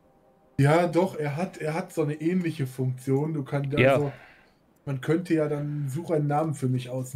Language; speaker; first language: German; native; German